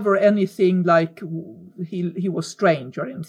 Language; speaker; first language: English; non-native, fluent; Swedish